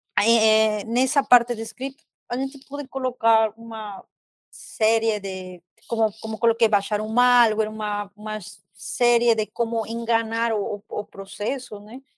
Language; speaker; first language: Portuguese; non-native, fluent; Spanish